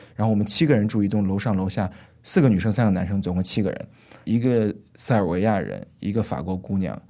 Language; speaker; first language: Chinese; native; Chinese